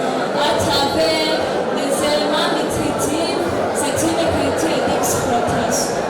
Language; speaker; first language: French; non-native, local second language; Rundi